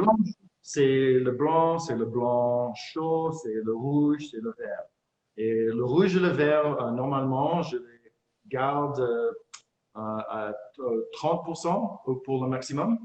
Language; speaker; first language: French; non-native, fluent; English